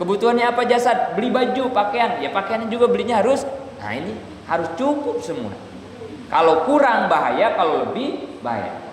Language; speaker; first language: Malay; non-native, local second language; Sundanese